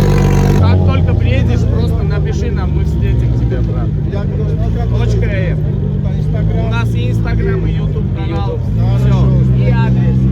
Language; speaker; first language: Russian; non-native, fluent; Armenian